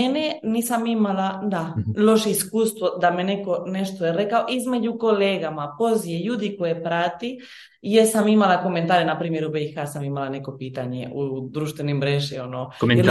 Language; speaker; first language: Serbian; early bilingual, heritage; Bosnian